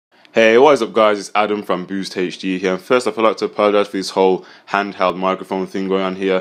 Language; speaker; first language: English; native; English